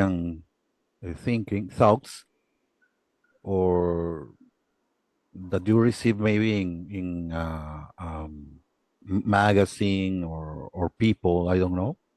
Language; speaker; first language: English; non-native, learner; Spanish